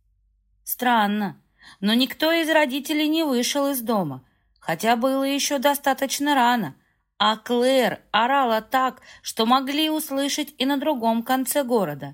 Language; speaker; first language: Russian; native; Russian